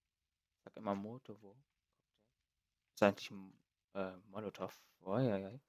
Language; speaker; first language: German; native; German